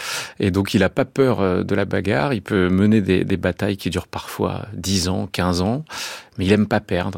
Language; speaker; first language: French; native; French